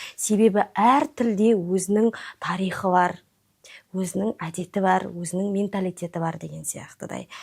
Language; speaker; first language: Kazakh; non-native, local second language; Russian